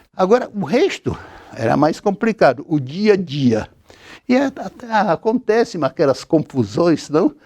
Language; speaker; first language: Portuguese; non-native, fluent; Czech